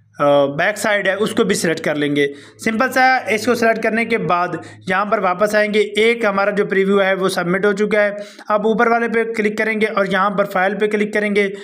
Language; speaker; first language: Urdu; non-native, local second language; Punjabi